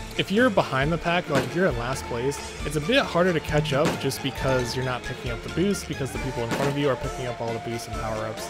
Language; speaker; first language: English; native; English